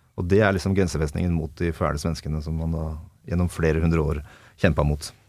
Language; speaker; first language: Norwegian; native; Norwegian